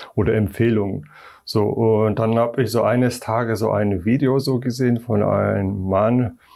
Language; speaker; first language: German; non-native, fluent; Polish